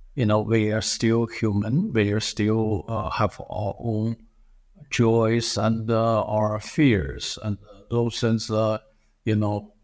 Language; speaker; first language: English; non-native, fluent; Chinese